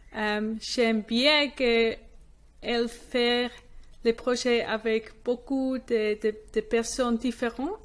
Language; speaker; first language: French; non-native, fluent; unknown